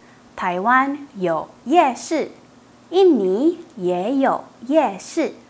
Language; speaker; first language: Chinese; non-native, fluent; Indonesian